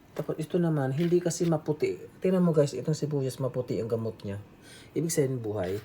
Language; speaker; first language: Filipino; non-native, local second language; Aklanon